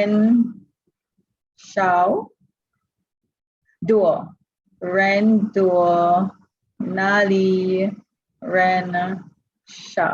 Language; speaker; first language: Chinese; non-native, learner; English